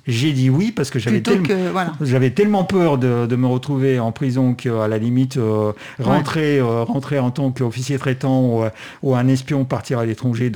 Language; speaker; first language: French; non-native, fluent; Russian